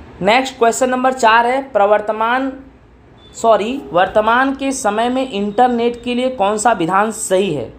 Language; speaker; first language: Hindi; non-native, local second language; Gujarati